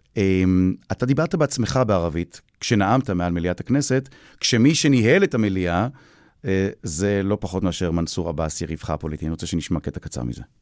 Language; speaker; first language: Hebrew; native; Hebrew